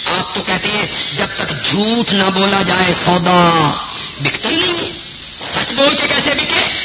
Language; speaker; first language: Urdu; non-native, local second language; Punjabi